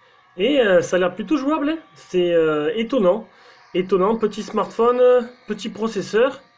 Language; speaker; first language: French; native; French